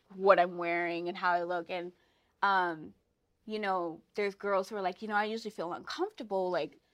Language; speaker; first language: English; native; English